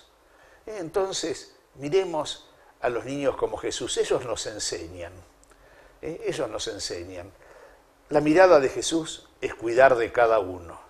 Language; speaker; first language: Spanish; native; Spanish